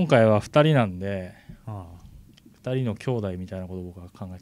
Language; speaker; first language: Japanese; native; Japanese